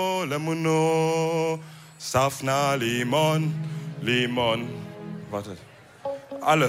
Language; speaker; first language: German; early bilingual, other home language; Wolof